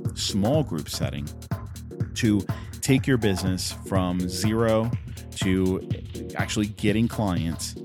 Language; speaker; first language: English; non-native, fluent; Spanish